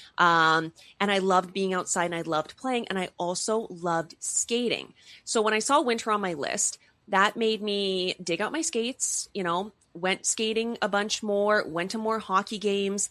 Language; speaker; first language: English; native; English